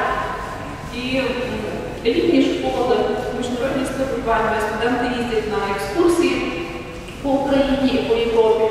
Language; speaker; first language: Ukrainian; native; Ukrainian